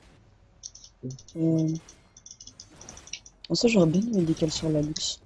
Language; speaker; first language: French; native; French